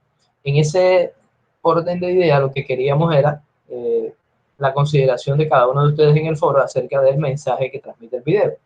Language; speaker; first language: Spanish; native; Spanish